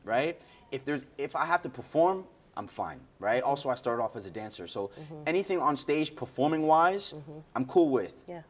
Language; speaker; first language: English; native; English